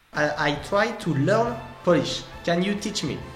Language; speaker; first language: English; non-native, learner; French